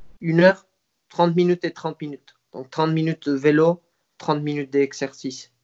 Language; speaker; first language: French; non-native, fluent; Spanish